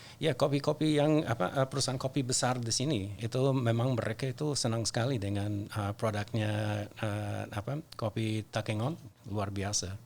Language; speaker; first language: Indonesian; non-native, fluent; English